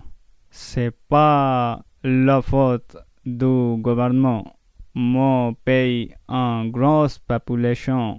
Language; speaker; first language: French; non-native, learner; Punjabi